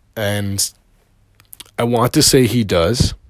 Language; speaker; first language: English; native; English